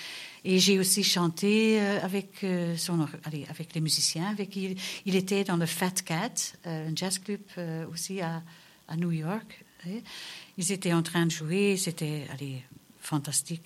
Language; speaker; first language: French; non-native, local second language; Dutch